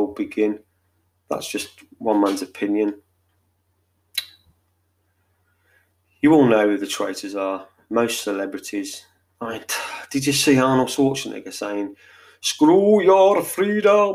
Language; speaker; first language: English; native; English